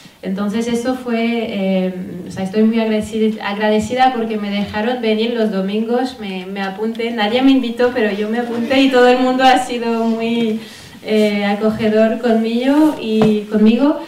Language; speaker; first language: Spanish; non-native, fluent; French